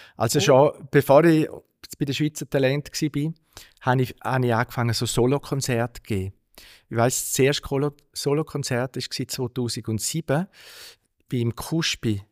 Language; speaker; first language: German; native; German